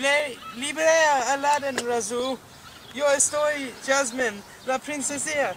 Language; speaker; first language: Spanish; non-native, learner; English